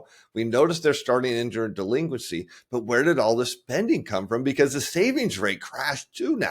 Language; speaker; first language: English; native; English